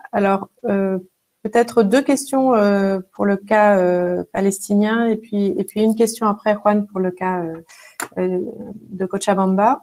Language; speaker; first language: French; native; French